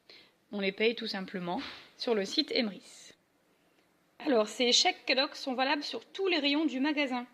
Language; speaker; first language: French; native; French